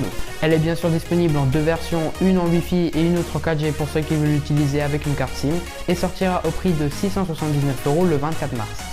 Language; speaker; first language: French; native; French